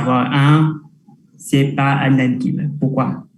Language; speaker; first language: French; non-native, fluent; Vietnamese